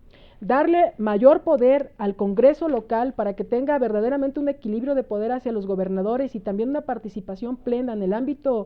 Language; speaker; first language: Spanish; native; Spanish